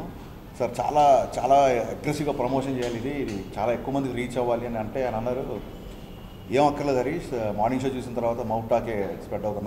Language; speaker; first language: Telugu; native; Telugu